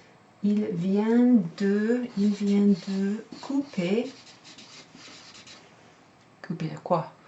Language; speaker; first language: French; non-native, fluent; English